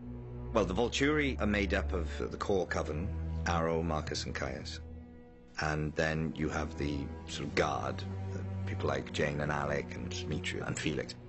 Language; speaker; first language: English; native; English